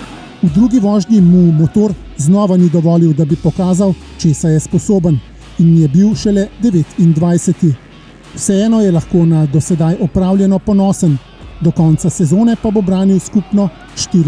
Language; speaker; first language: Slovenian; native; Slovenian